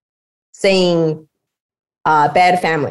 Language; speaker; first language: English; non-native, fluent; Chinese